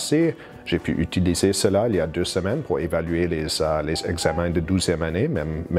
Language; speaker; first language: French; non-native, local second language; English